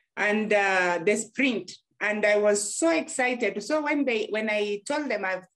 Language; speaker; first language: English; non-native, local second language; Gusii